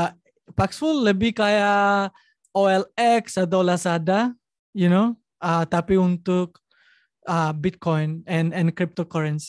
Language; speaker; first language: Indonesian; non-native, learner; Spanish